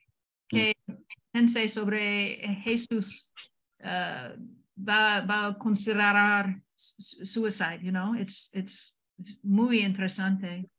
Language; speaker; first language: Spanish; non-native, learner; English